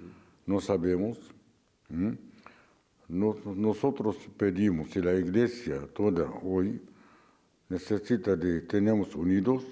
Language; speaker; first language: Spanish; non-native, fluent; Arabic